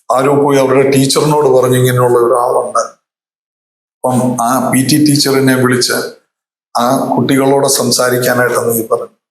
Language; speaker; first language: Malayalam; early bilingual, heritage; Malayalam